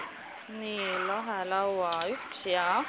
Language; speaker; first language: Estonian; native; Estonian